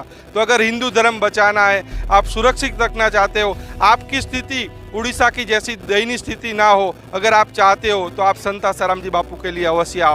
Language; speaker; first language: Hindi; native; Hindi